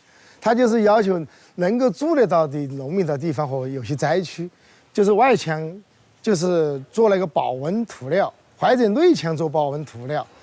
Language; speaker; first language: Chinese; native; Chinese